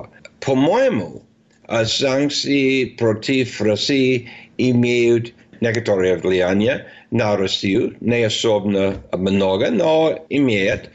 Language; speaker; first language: Russian; non-native, fluent; English